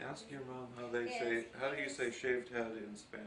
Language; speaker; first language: English; native; English